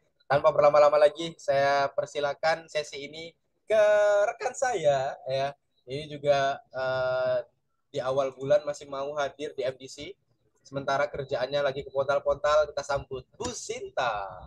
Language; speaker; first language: Indonesian; native; Indonesian